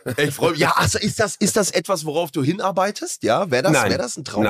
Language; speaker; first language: German; native; German